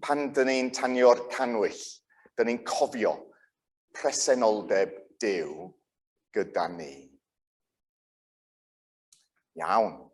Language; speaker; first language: Welsh; non-native, local second language; English